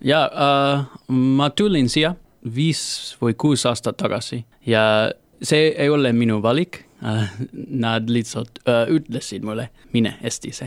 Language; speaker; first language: Estonian; non-native, learner; English